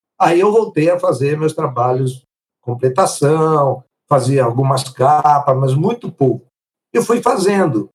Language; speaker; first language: Portuguese; early bilingual, other home language; Italian